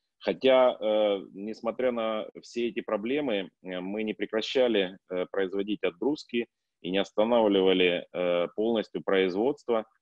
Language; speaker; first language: Russian; native; Russian